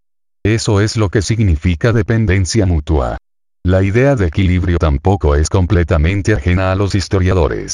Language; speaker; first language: Spanish; native; Spanish